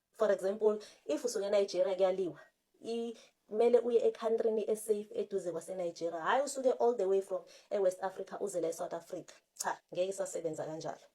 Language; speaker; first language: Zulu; native; Zulu